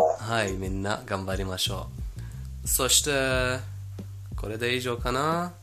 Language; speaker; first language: Japanese; non-native, fluent; Persian